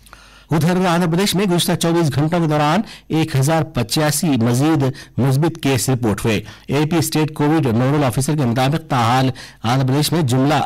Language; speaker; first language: Urdu; native; Urdu